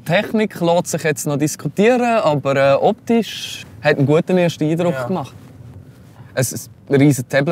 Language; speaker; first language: German; native; German